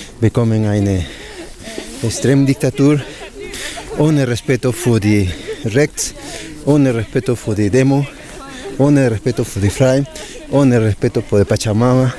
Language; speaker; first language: German; non-native, learner; Spanish